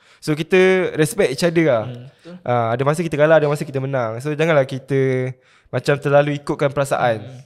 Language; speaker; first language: Malay; native; Malay